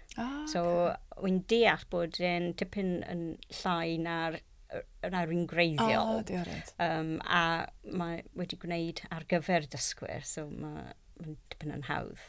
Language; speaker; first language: Welsh; non-native, local second language; English